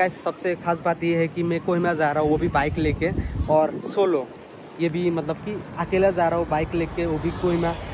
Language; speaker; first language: Hindi; non-native, local second language; Assamese